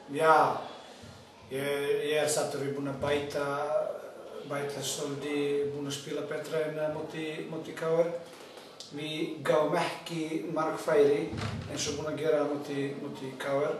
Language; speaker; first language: Icelandic; non-native, learner; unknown